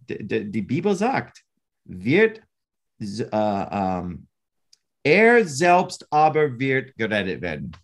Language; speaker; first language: German; non-native, fluent; English